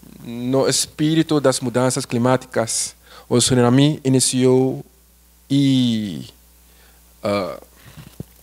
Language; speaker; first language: Portuguese; non-native, learner; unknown